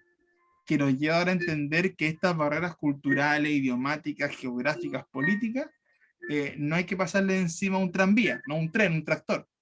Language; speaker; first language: Spanish; native; Spanish